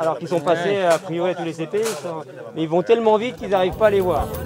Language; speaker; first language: French; native; French